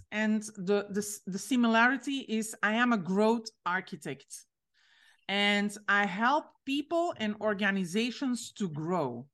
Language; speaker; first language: English; non-native, fluent; French